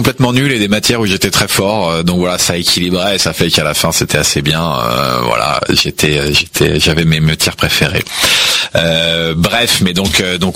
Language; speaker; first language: French; native; French